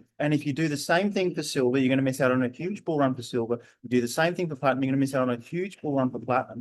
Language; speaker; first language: English; native; English